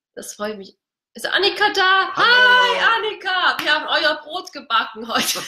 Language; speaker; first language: German; native; German